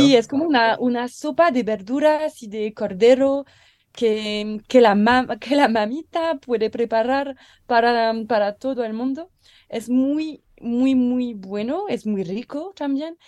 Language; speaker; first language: Spanish; non-native, learner; French